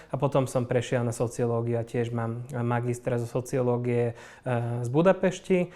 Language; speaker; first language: Slovak; non-native, local second language; Hungarian